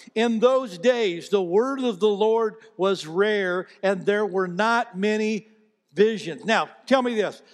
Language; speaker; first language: English; native; English